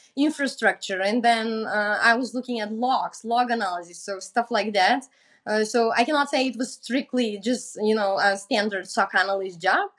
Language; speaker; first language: English; non-native, fluent; Macedonian